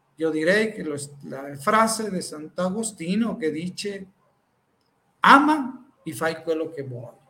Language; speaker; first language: Italian; non-native, fluent; Spanish